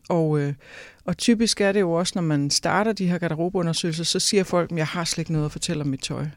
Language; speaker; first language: Danish; native; Danish